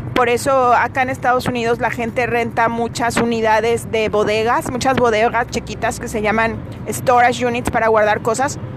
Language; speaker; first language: Spanish; native; Spanish